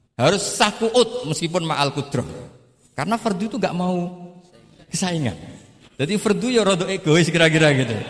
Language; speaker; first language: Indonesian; non-native, local second language; Javanese